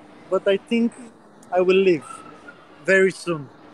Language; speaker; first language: English; non-native, learner; Romanian